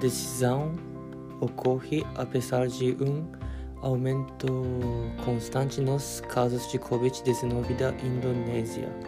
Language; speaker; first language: Portuguese; non-native, learner; Japanese